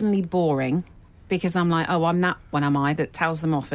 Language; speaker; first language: English; native; English